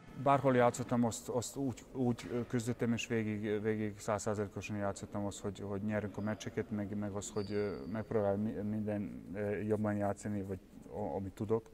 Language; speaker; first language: Hungarian; non-native, fluent; Serbian